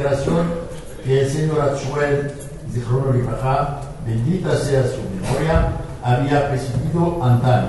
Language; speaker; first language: Spanish; non-native, fluent; French